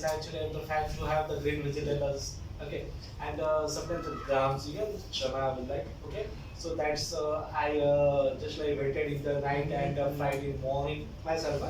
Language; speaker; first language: English; non-native, local second language; Marathi